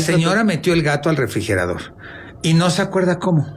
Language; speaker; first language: Spanish; native; Spanish